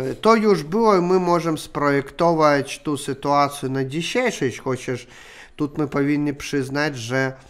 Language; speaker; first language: Polish; non-native, learner; Russian